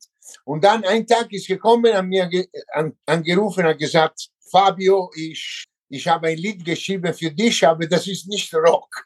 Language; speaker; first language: German; non-native, learner; Italian